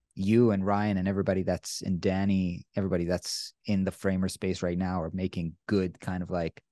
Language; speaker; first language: English; non-native, fluent; Hebrew